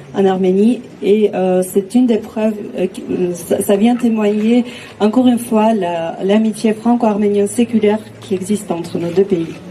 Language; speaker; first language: French; non-native, fluent; Armenian